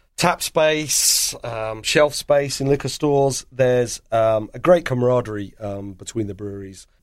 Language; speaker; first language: English; native; English